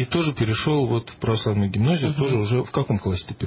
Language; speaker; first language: Russian; native; Russian